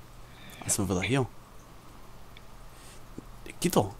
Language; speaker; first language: German; native; German